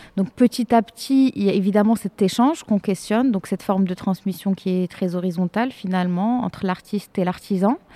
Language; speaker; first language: French; non-native, local second language; Arabic